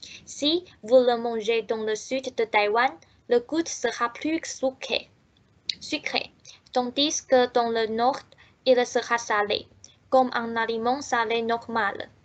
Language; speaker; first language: French; non-native, learner; Chinese